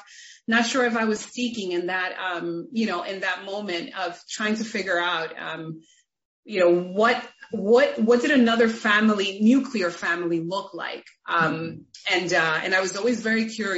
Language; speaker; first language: English; native; English